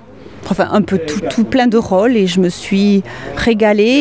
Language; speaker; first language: French; native; French